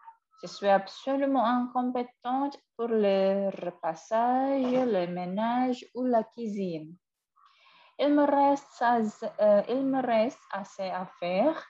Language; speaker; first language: French; non-native, fluent; Indonesian